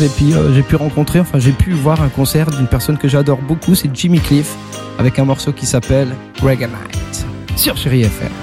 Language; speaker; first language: French; native; French